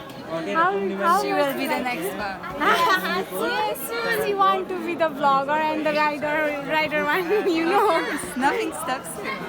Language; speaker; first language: English; non-native, learner; Nepali